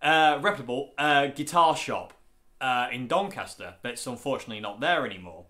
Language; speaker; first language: English; native; English